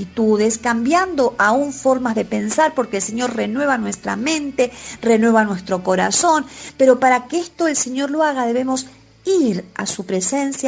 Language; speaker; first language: Spanish; native; Spanish